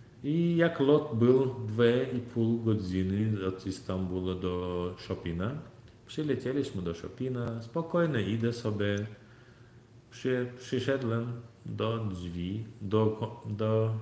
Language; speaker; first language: Polish; non-native, learner; Turkmen